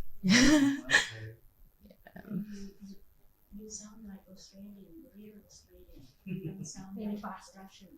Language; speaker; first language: English; non-native, learner; Khmer